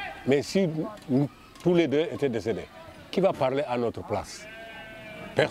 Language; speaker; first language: French; non-native, local second language; Wolof